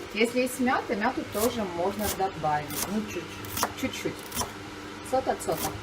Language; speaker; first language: Russian; native; Russian